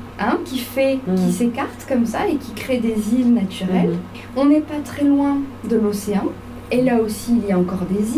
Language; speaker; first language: French; native; French